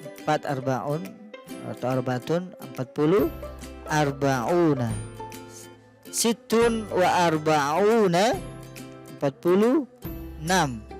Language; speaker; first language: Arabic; non-native, fluent; Indonesian